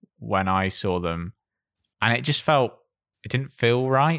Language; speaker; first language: English; native; English